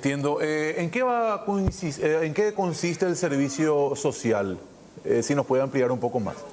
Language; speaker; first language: Spanish; native; Spanish